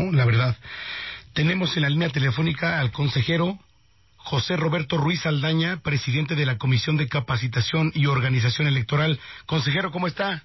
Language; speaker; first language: Spanish; native; Spanish